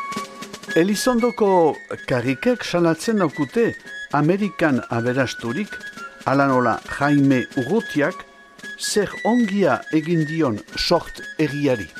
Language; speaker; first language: Basque; native; Basque